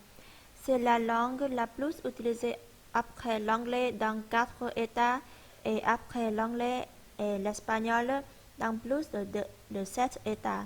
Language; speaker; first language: French; non-native, learner; Vietnamese